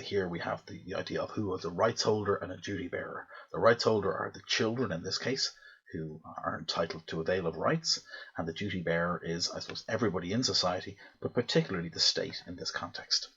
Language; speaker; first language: English; native; English